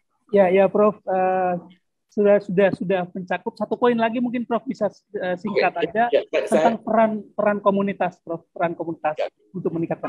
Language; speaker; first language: Malay; native; Malay